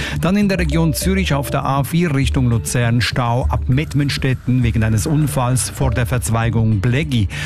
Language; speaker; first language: German; native; German